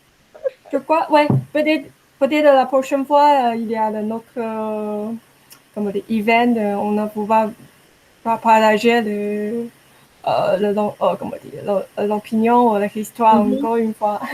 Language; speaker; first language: French; non-native, learner; Chinese